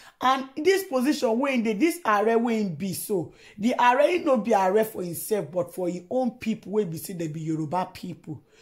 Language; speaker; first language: Nigerian Pidgin; non-native, local second language; Yoruba